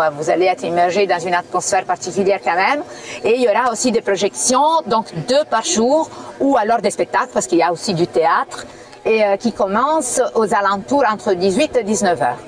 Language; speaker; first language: French; non-native, fluent; Italian